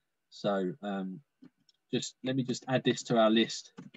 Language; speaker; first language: English; native; English